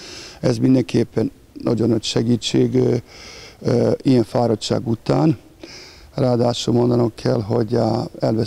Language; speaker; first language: Hungarian; non-native, fluent; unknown